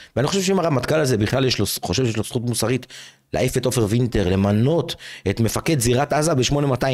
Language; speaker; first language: Hebrew; native; Hebrew